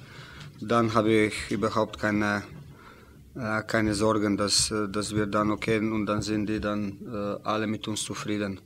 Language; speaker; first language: German; non-native, learner; Slovenian